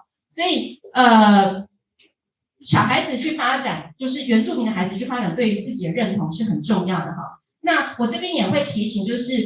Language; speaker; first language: Chinese; native; Chinese